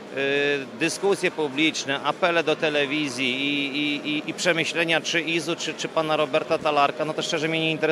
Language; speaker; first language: Polish; native; Polish